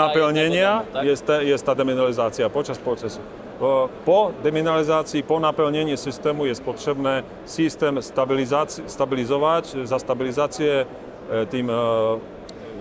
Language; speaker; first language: Polish; non-native, learner; Slovak